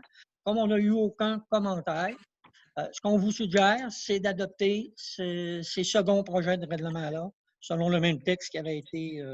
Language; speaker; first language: French; native; French